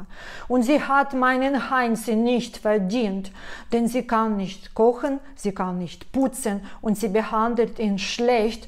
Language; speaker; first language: German; non-native, fluent; Russian